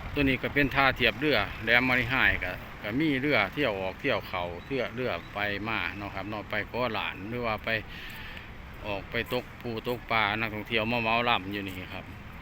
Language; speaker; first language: Thai; non-native, local second language; Northeastern Thai